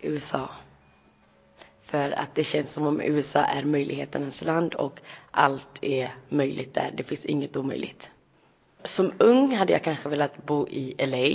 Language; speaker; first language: Swedish; early bilingual, other home language; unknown